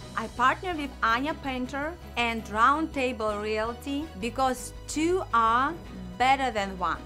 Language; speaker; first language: English; non-native, fluent; Russian